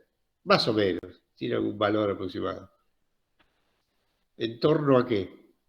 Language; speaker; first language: Spanish; native; Spanish